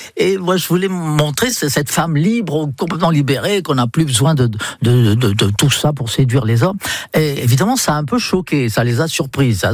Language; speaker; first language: French; non-native, fluent; English